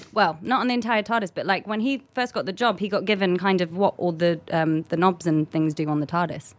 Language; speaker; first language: English; native; English